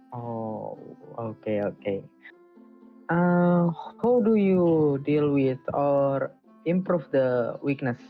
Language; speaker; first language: English; non-native, learner; Indonesian